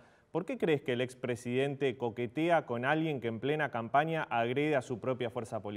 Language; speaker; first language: Spanish; native; Spanish